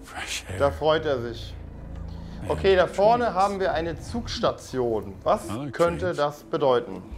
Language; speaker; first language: German; native; German